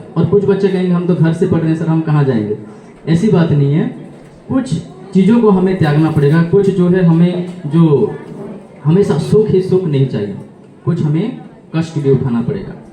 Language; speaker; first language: Hindi; non-native, local second language; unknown